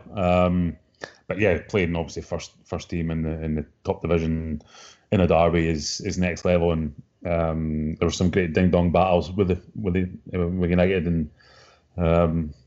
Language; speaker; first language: English; native; English